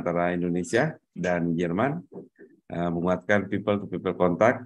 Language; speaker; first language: Indonesian; native; Indonesian